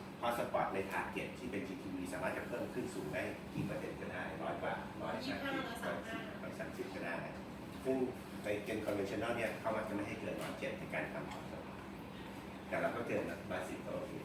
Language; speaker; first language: Thai; native; Thai